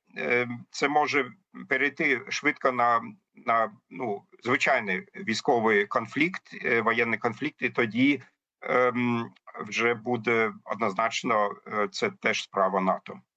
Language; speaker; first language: Ukrainian; non-native, fluent; German